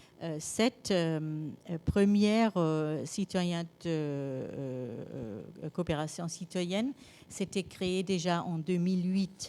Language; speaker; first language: French; non-native, learner; German